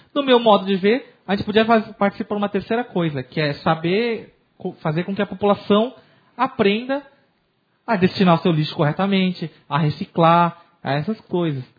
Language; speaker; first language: Portuguese; native; Portuguese